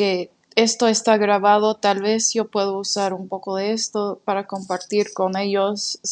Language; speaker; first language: Spanish; non-native, fluent; English